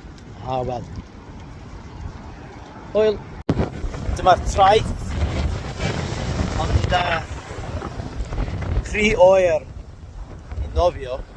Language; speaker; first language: Welsh; non-native, learner; English